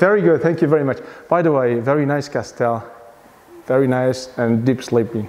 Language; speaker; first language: English; non-native, learner; Mongolian